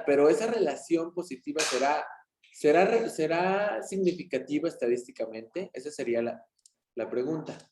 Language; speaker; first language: Spanish; native; Spanish